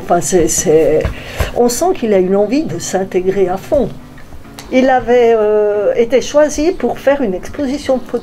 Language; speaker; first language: French; native; French